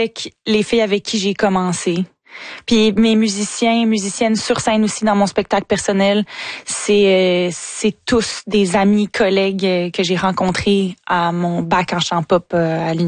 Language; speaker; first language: French; native; French